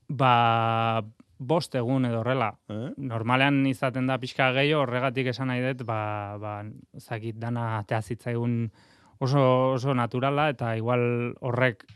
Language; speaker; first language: Basque; non-native, local second language; Spanish